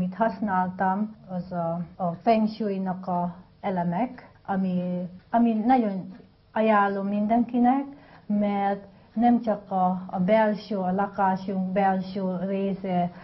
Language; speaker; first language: Hungarian; non-native, learner; Filipino